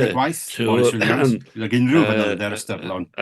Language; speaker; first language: Welsh; native; Welsh